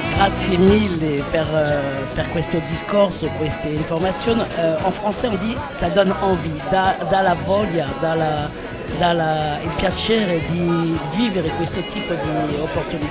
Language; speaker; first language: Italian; non-native, learner; French